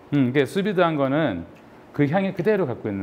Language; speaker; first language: Korean; native; Korean